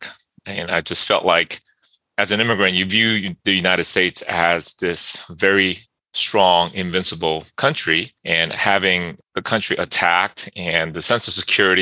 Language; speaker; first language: English; early bilingual, other home language; Korean